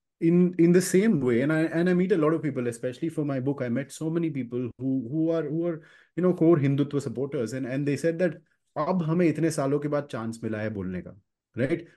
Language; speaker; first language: English; non-native, local second language; Hindi